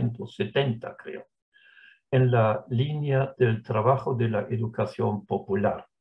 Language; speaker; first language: Spanish; non-native, fluent; German